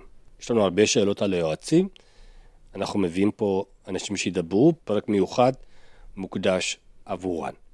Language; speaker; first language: Hebrew; native; Hebrew